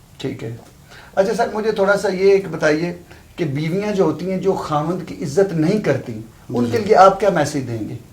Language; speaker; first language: Urdu; non-native, local second language; Punjabi